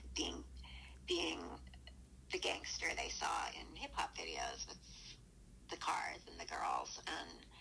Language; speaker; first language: English; native; English